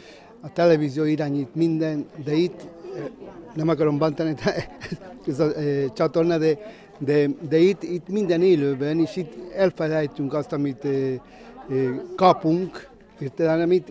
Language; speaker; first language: Hungarian; non-native, fluent; Spanish